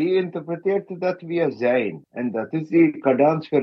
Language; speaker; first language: Dutch; non-native, fluent; Malayalam